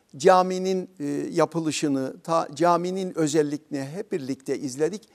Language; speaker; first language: Turkish; native; Turkish